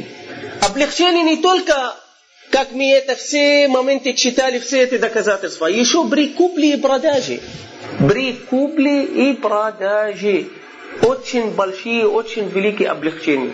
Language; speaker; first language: Russian; non-native, fluent; Arabic